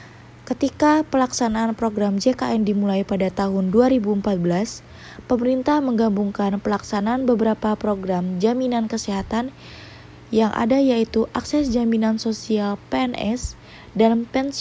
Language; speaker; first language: Indonesian; native; Indonesian